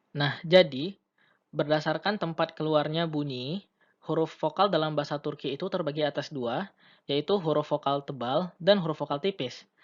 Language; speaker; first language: Indonesian; native; Indonesian